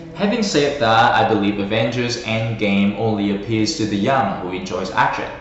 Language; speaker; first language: English; non-native, fluent; Vietnamese